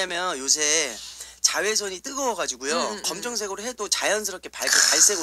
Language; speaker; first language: Korean; native; Korean